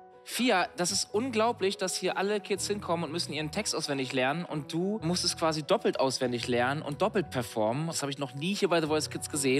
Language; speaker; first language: German; native; German